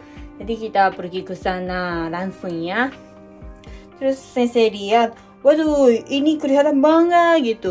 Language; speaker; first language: Indonesian; native; Indonesian